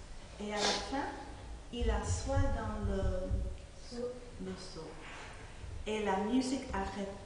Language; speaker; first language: French; non-native, fluent; English